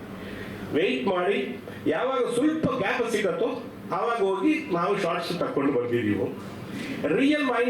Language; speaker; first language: Kannada; non-native, learner; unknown